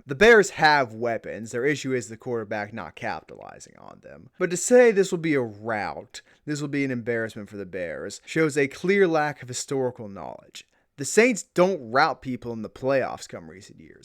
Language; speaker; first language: English; native; English